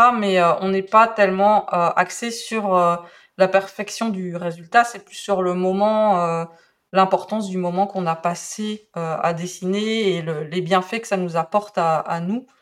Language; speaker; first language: French; native; French